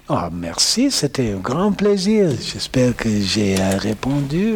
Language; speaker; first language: French; non-native, learner; English